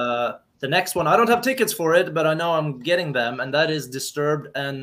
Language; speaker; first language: English; non-native, fluent; Norwegian